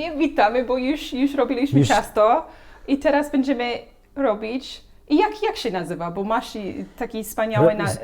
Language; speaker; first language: Polish; non-native, learner; English